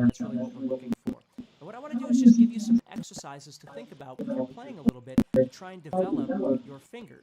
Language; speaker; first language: English; native; English